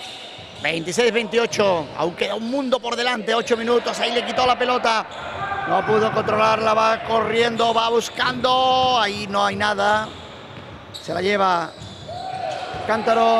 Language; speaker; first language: Spanish; native; Spanish